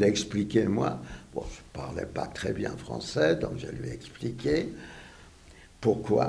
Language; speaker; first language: French; non-native, fluent; Yiddish